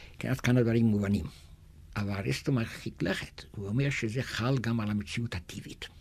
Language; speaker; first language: Hebrew; non-native, fluent; German